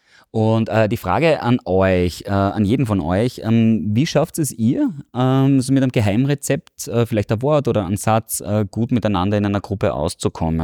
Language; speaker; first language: German; native; German